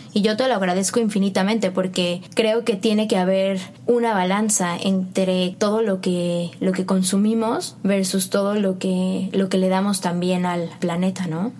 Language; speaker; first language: Spanish; native; Spanish